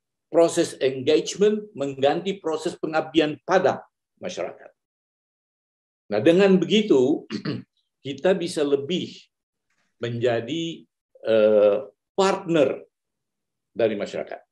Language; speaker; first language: Malay; native; Malay